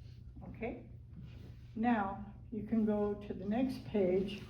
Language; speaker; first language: English; native; English